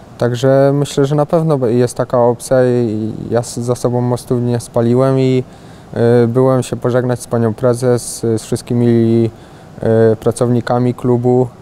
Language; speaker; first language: Polish; native; Polish